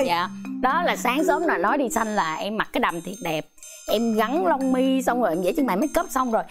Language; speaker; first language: Vietnamese; non-native, local second language; Khmer